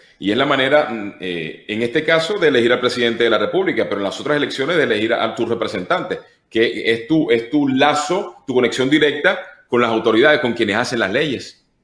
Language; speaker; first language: Spanish; native; Spanish